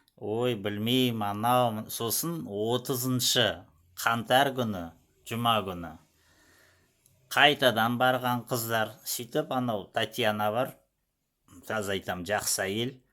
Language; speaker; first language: Kazakh; non-native, local second language; Russian